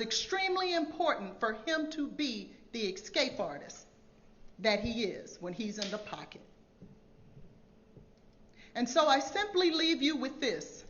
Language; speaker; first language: English; native; English